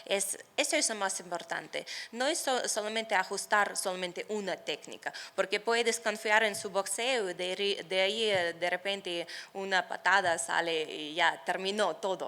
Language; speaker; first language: Spanish; non-native, fluent; Russian